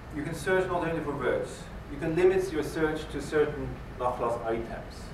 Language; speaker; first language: English; non-native, fluent; Norwegian